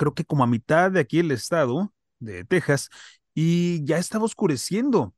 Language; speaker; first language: Spanish; native; Spanish